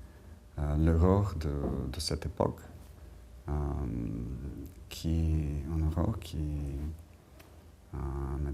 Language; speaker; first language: French; non-native, fluent; Bulgarian